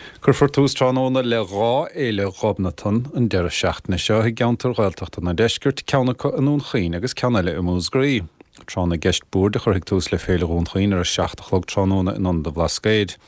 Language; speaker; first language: Irish; native; Irish